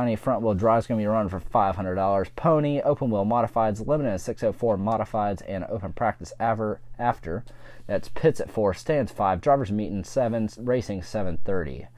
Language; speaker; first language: English; native; English